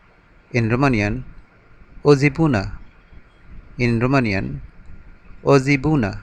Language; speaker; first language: Romanian; non-native, learner; Bangla